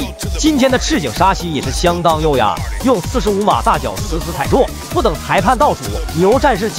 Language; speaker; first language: Chinese; native; Chinese